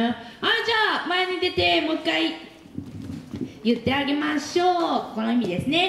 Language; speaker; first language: Japanese; native; Japanese